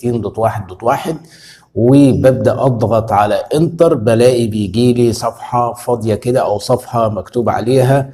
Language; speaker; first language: Arabic; native; Arabic